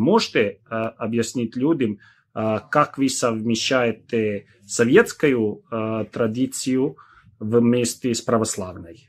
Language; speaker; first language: Russian; non-native, learner; Serbian